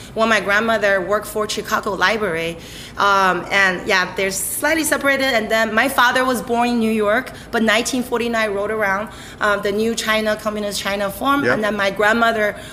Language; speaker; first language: English; non-native, fluent; Chinese